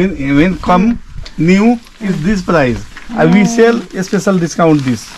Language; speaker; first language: English; non-native, learner; Nepali